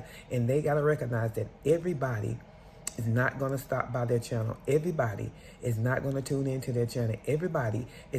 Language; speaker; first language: English; native; English